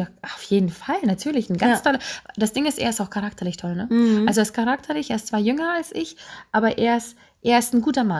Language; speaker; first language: German; native; German